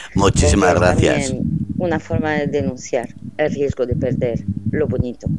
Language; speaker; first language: Spanish; non-native, fluent; French